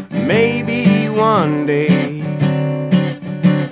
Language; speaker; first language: English; native; English